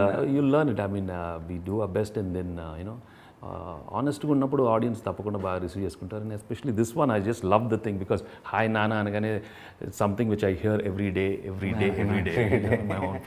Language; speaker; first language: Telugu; native; Telugu